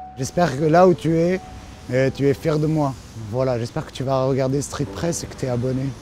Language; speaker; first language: French; non-native, local second language; Arabic